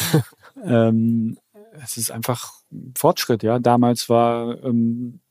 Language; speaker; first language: German; early bilingual, other home language; Polish